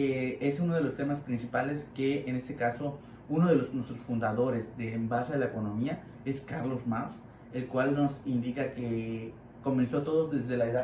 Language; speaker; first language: Spanish; native; Spanish